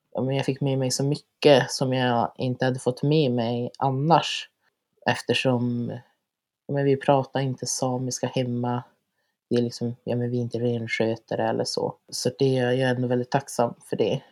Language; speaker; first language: Swedish; native; Swedish